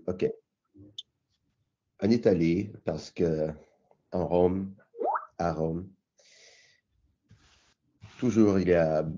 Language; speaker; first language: French; non-native, learner; English